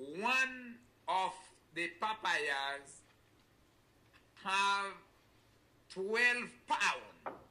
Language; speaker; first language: English; non-native, learner; Haitian Creole